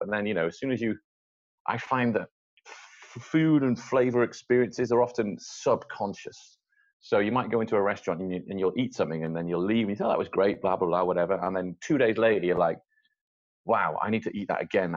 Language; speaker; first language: English; native; English